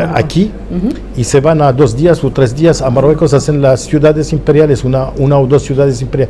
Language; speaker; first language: Spanish; non-native, fluent; Arabic